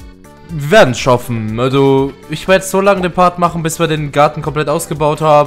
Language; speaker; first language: German; native; German